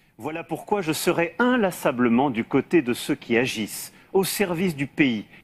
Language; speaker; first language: French; native; French